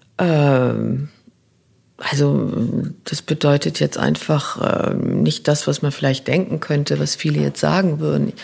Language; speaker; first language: German; non-native, local second language; French